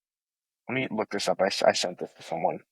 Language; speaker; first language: English; native; English